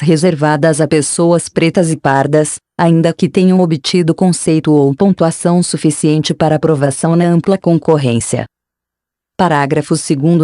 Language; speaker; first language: Portuguese; native; Portuguese